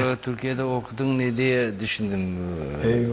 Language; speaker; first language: Turkish; non-native, learner; Bosnian